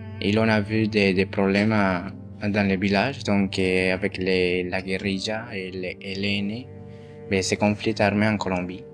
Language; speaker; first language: French; non-native, fluent; Spanish